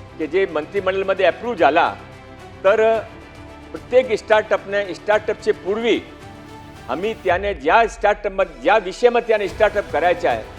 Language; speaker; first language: Marathi; non-native, local second language; Gujarati